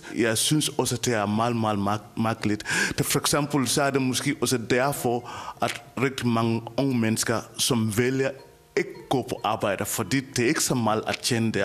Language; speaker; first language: Danish; non-native, fluent; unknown